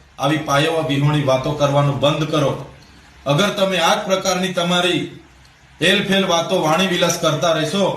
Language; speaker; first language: Gujarati; non-native, local second language; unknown